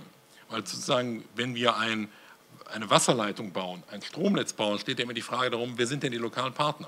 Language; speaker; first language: German; native; German